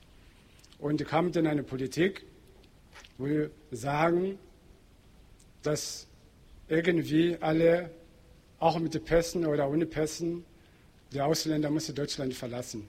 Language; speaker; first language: German; non-native, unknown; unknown